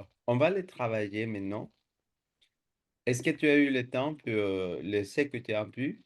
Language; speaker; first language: French; non-native, fluent; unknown